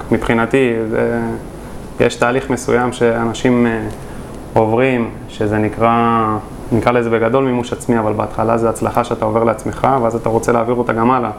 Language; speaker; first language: Hebrew; native; Hebrew